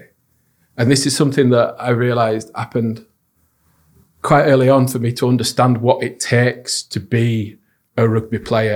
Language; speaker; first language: English; native; English